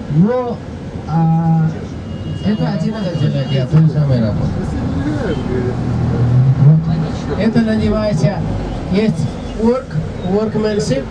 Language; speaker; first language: Russian; non-native, learner; Nepali